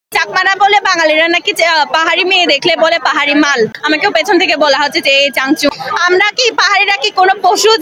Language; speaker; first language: Bangla; non-native, local second language; Chakma